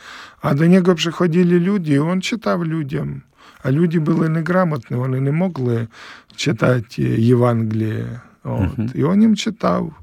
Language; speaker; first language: Polish; non-native, fluent; Ukrainian